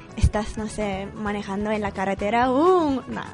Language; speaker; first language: Spanish; non-native, fluent; English